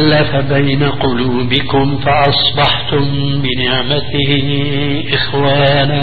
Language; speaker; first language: Arabic; native; Arabic